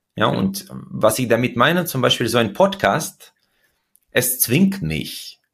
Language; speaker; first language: German; early bilingual, other home language; Russian